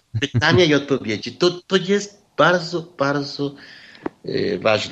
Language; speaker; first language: Polish; non-native, learner; Spanish